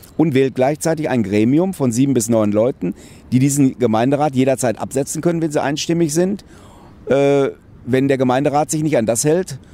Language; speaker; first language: German; native; German